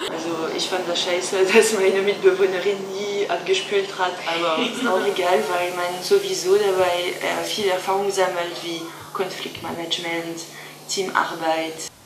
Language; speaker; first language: German; non-native, fluent; French